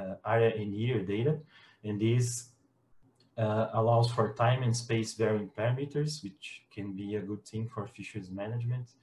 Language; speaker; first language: English; non-native, fluent; Portuguese